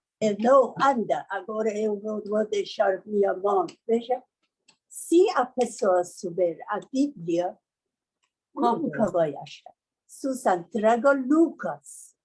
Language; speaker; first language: Portuguese; non-native, learner; Persian